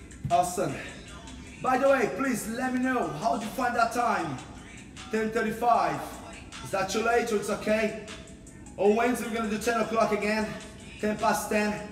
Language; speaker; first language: English; non-native, fluent; Portuguese